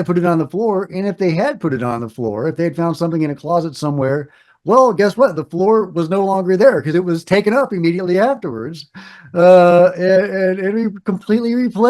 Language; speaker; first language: English; native; English